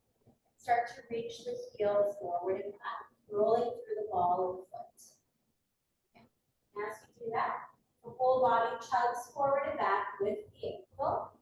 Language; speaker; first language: English; native; English